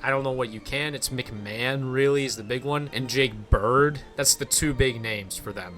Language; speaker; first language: English; native; English